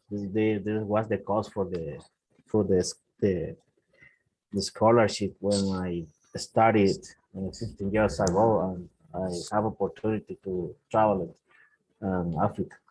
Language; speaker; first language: English; non-native, learner; Spanish